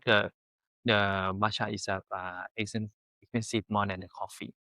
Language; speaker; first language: English; non-native, learner; Thai